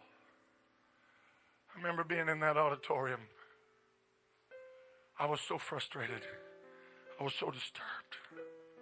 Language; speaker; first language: English; native; English